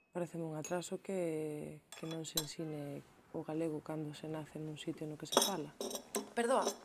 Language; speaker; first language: Galician; early bilingual, other home language; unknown